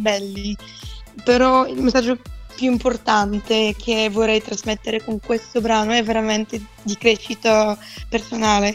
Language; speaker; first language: Italian; non-native, fluent; Bulgarian